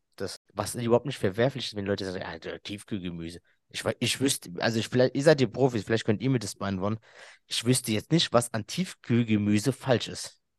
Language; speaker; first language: German; early bilingual, other home language; Arabic